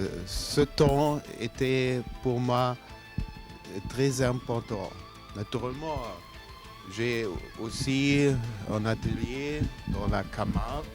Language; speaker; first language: French; non-native, learner; German